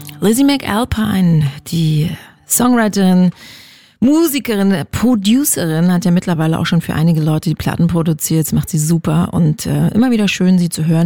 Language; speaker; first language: German; native; German